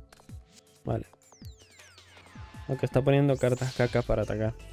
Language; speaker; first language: Spanish; native; Spanish